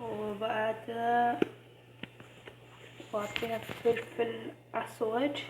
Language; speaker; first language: Arabic; non-native, fluent; Oromo